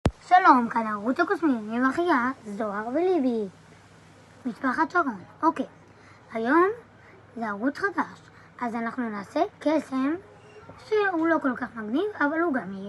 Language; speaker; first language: Hebrew; native; Hebrew